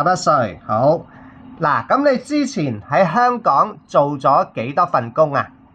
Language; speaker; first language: Cantonese; native; Cantonese